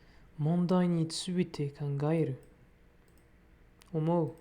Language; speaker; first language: Japanese; non-native, learner; English